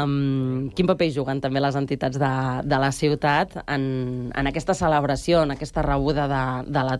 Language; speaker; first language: Catalan; native; Catalan